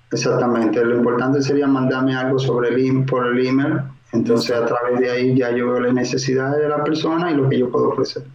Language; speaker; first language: Spanish; native; Spanish